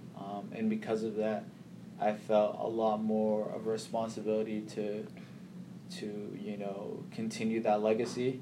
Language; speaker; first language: English; early bilingual, other home language; Somali